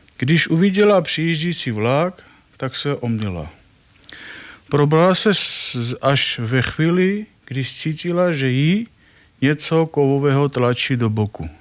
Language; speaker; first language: Czech; non-native, fluent; Armenian